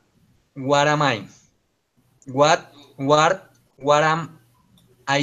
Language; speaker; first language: English; non-native, learner; Spanish